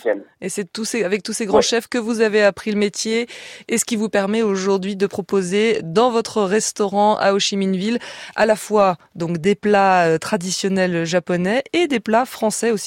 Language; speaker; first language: French; native; French